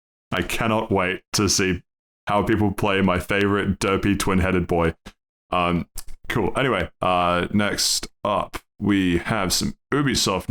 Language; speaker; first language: English; native; English